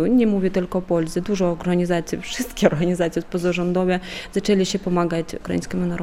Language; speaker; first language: Polish; non-native, fluent; Ukrainian